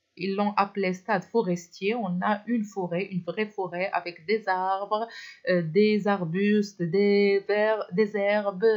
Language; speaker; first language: French; non-native, local second language; Arabic